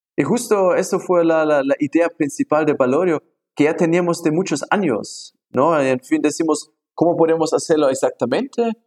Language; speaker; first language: Spanish; non-native, fluent; German